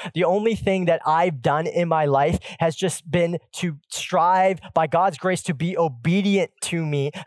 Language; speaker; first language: English; native; English